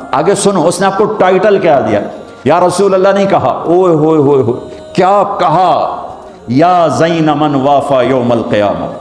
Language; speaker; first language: Urdu; non-native, local second language; Punjabi